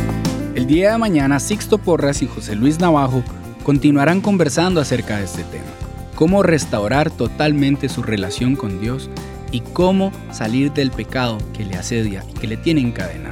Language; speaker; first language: Spanish; native; Spanish